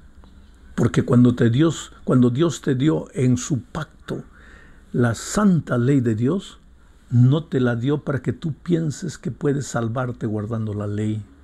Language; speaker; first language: Spanish; native; Spanish